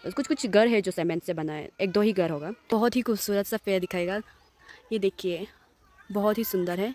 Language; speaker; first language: Hindi; non-native, local second language; Nyishi